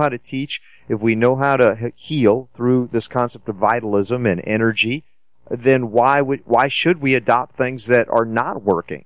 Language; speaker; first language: English; native; English